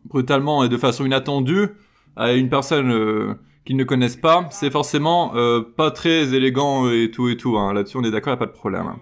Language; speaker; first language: French; native; French